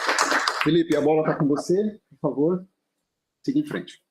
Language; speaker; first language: Portuguese; native; Portuguese